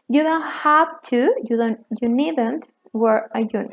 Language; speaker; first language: English; non-native, learner; Spanish